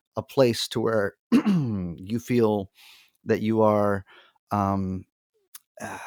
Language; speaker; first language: English; native; English